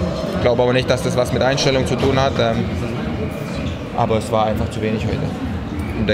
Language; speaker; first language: German; native; German